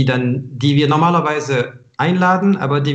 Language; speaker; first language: German; non-native, fluent; French